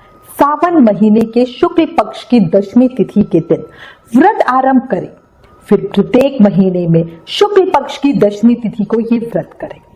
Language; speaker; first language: Hindi; native; Hindi